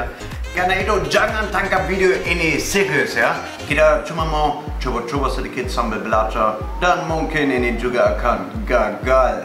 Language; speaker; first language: Indonesian; non-native, fluent; German